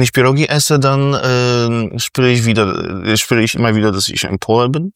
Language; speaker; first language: German; non-native, fluent; Polish